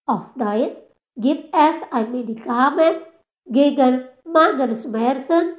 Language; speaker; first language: German; non-native, fluent; Indonesian